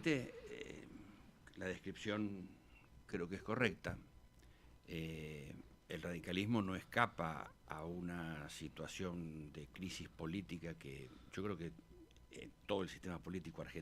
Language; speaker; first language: Spanish; native; Spanish